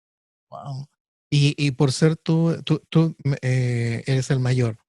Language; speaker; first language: Spanish; native; Spanish